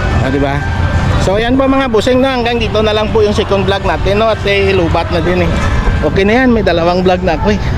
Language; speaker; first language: Filipino; non-native, local second language; Hiligaynon